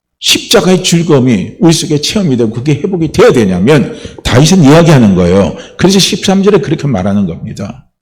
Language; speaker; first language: Korean; native; Korean